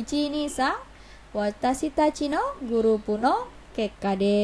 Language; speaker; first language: Japanese; non-native, learner; Indonesian